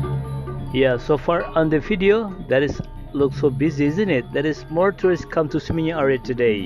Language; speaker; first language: English; non-native, learner; Indonesian